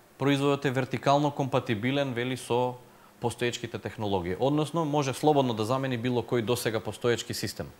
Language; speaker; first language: Macedonian; native; Macedonian